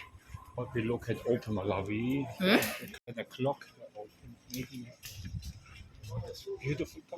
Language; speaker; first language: English; non-native, learner; German